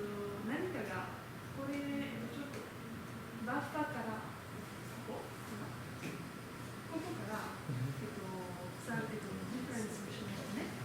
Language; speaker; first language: Japanese; non-native, learner; French